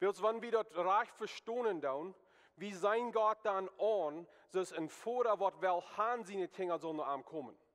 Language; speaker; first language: German; non-native, learner; Plautdietsch